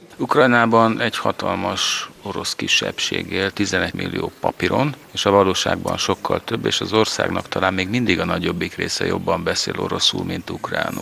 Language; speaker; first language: Hungarian; native; Hungarian